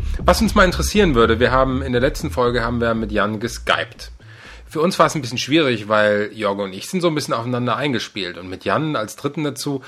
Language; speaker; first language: German; native; German